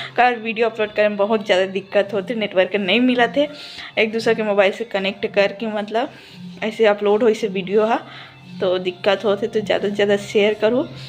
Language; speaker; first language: Hindi; native; Hindi